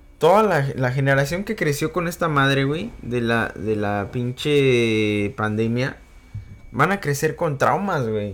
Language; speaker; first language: Spanish; early bilingual, heritage; Spanish